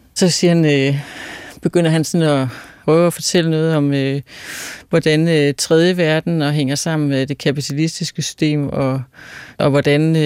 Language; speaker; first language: Danish; native; Danish